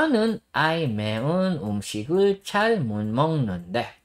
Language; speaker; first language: Korean; non-native, fluent; Filipino